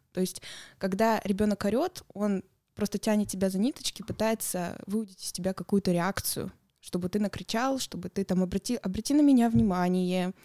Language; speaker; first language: Russian; native; Russian